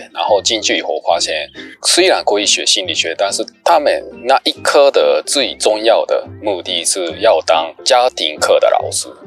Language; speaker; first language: Chinese; non-native, fluent; Japanese